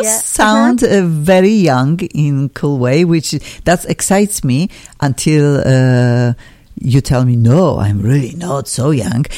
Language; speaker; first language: English; non-native, fluent; Polish